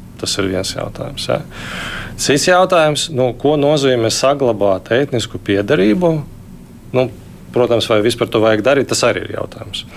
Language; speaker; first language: Latvian; non-native, local second language; Russian